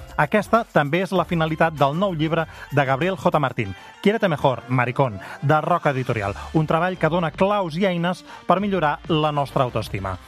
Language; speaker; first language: Catalan; native; Catalan